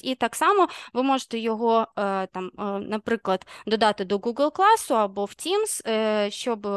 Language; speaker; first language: Ukrainian; native; Ukrainian